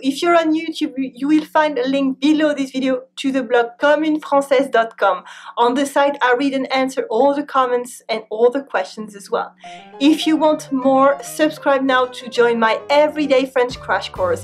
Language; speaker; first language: English; non-native, fluent; French